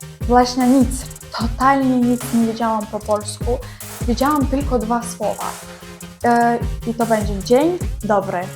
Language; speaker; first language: Polish; non-native, learner; Ukrainian